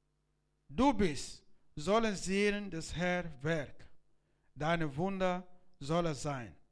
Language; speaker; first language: German; non-native, learner; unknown